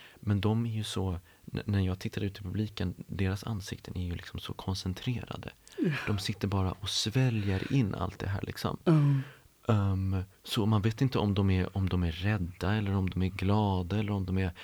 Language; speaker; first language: Swedish; native; Swedish